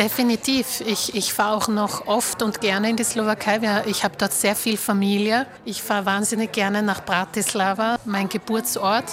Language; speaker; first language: German; early bilingual, other home language; Slovak